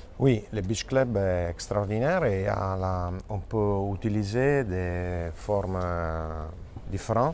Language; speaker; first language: French; non-native, fluent; Italian